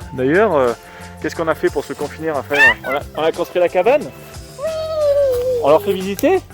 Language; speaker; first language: French; native; French